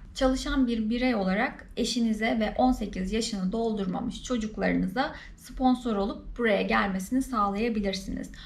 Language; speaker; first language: Turkish; native; Turkish